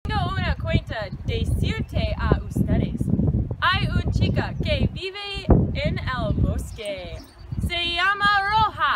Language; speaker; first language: Spanish; non-native, learner; English